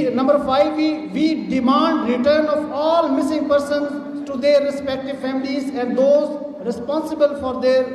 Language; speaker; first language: English; non-native, local second language; Urdu